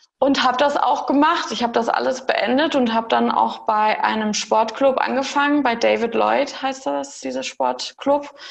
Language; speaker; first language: German; early bilingual, heritage; German